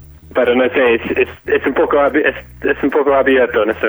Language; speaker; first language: Spanish; non-native, fluent; English